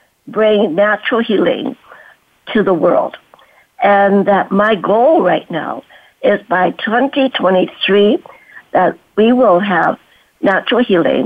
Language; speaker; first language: English; native; English